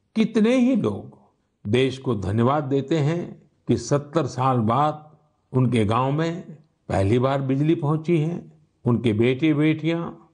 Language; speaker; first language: Hindi; non-native, local second language; Gujarati